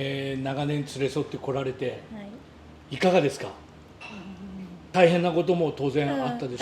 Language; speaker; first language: Japanese; native; Japanese